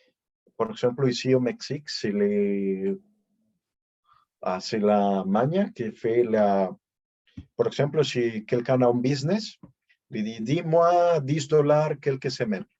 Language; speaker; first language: French; non-native, learner; Spanish